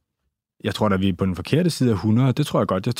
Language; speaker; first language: Danish; native; Danish